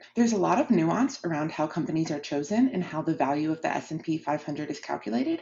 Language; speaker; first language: English; native; English